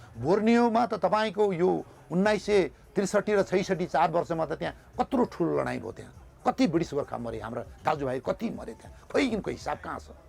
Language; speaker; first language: Nepali; native; Nepali